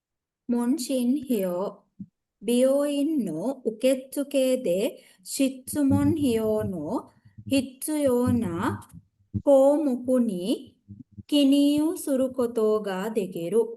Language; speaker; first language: Japanese; non-native, learner; Sinhala